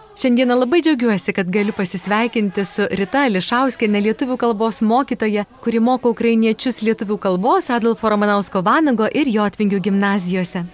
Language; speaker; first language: Lithuanian; native; Lithuanian